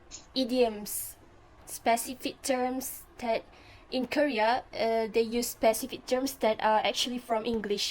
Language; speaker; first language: English; non-native, fluent; Malay